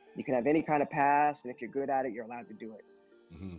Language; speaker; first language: English; native; English